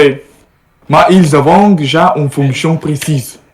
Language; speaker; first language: French; non-native, learner; Russian